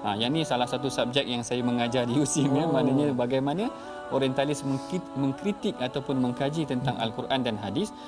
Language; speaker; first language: Malay; native; Malay